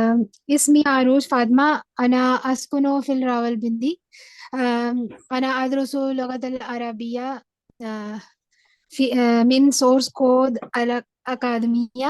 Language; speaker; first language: Arabic; non-native, learner; Urdu